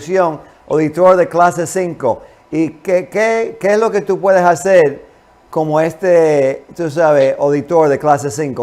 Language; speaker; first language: Spanish; non-native, fluent; English